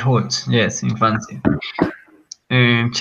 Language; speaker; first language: English; non-native, learner; Spanish